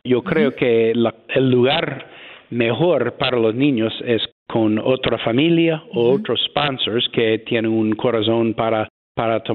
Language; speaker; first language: Spanish; non-native, fluent; English